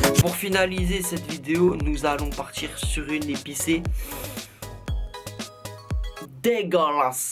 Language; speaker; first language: French; native; French